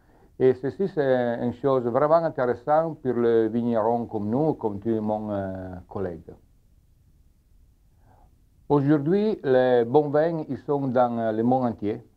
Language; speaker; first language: French; non-native, learner; Italian